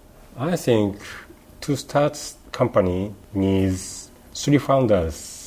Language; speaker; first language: English; non-native, learner; Japanese